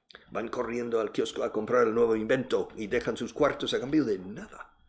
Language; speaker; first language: Spanish; non-native, fluent; English